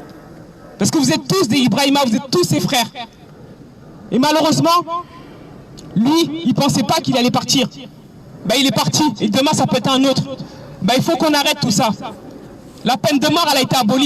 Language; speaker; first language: French; native; French